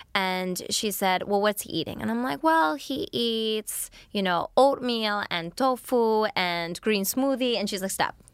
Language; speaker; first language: English; native; English